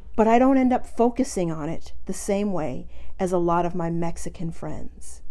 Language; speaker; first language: English; native; English